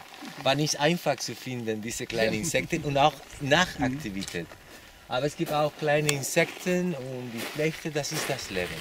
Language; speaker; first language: German; non-native, learner; Spanish